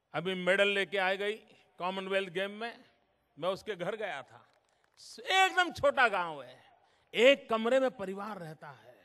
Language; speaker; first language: Hindi; non-native, local second language; Gujarati